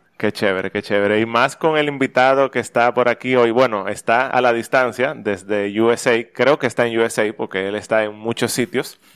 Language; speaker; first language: Spanish; native; Spanish